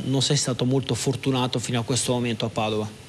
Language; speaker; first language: Italian; native; Italian